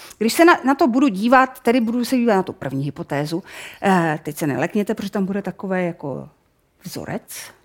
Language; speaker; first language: Czech; native; Czech